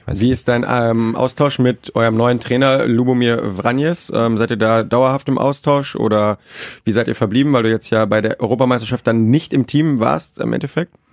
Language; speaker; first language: German; native; German